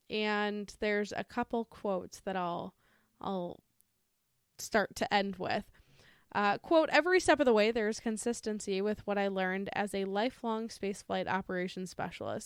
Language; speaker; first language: English; native; English